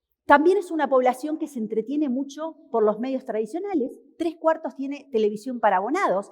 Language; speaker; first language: Spanish; native; Spanish